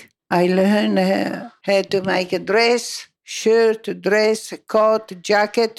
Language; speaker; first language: English; non-native, learner; Italian